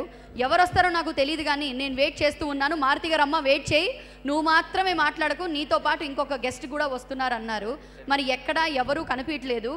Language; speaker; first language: Telugu; native; Telugu